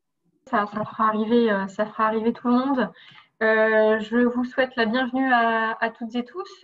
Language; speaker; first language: French; native; French